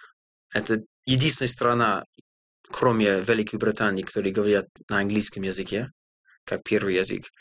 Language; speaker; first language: Russian; non-native, fluent; English